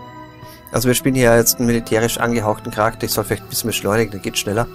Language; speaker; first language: German; native; German